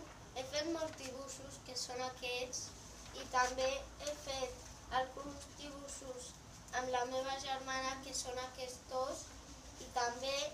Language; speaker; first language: Catalan; non-native, local second language; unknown